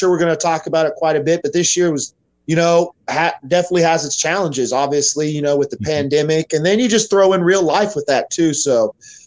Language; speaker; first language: English; native; English